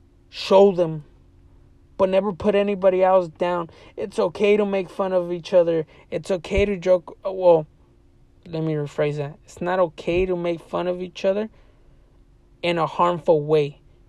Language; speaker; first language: English; early bilingual, other home language; Spanish